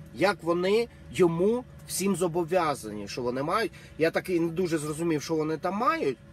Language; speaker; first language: Ukrainian; non-native, local second language; Russian